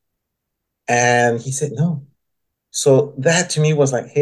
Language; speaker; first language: English; native; English